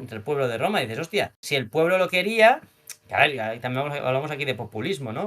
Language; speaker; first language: Spanish; native; Spanish